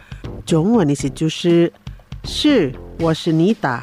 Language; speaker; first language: Chinese; non-native, learner; Indonesian